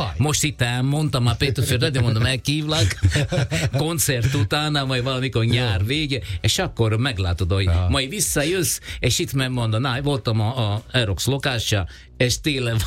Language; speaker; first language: Hungarian; non-native, fluent; Italian